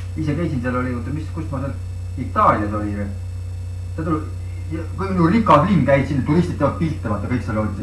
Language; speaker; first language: Estonian; native; Estonian